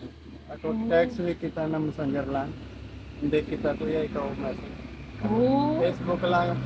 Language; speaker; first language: Filipino; non-native, learner; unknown